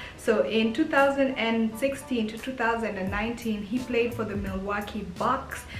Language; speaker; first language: English; early bilingual, heritage; English